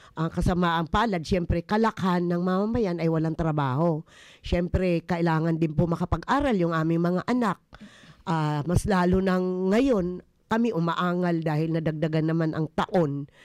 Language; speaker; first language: Filipino; native; Filipino